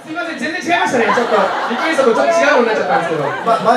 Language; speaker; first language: Japanese; native; Japanese